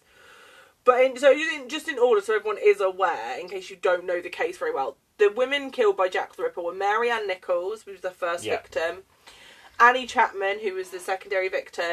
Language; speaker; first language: English; native; English